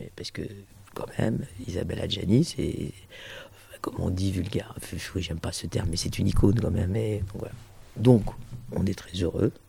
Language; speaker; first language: French; native; French